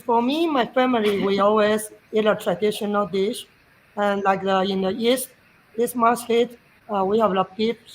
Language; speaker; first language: English; non-native, learner; Chinese